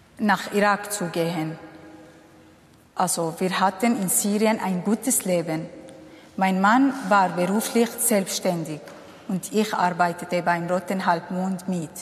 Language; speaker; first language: German; non-native, fluent; Kurdish